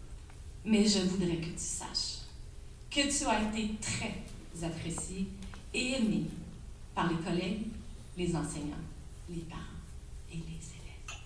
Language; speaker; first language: French; native; French